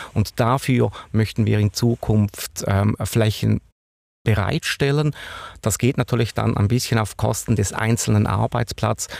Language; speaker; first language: German; native; German